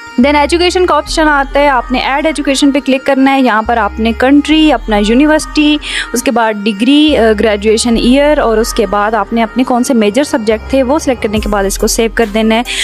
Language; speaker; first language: Urdu; non-native, local second language; Punjabi